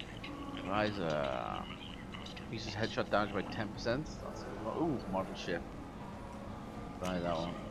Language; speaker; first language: English; native; English